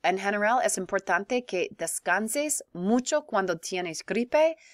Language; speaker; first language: Spanish; non-native, fluent; English